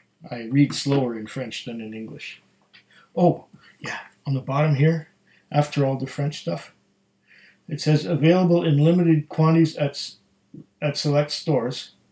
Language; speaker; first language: English; native; English